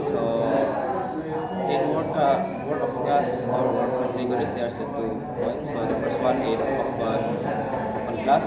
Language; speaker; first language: English; non-native, learner; Indonesian